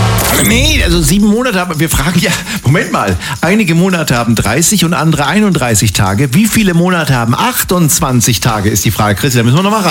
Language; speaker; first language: German; native; German